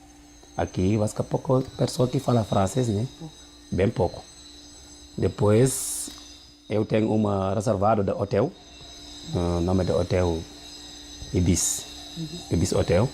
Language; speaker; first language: Portuguese; non-native, learner; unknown